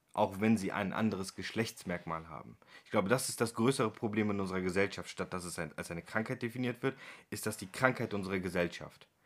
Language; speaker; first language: German; early bilingual, other home language; Turkish